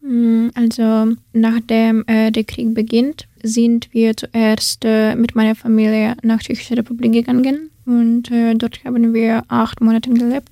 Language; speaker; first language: German; non-native, learner; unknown